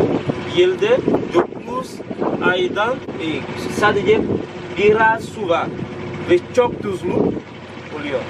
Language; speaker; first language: Turkish; non-native, learner; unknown